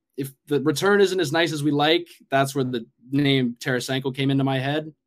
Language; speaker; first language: English; native; English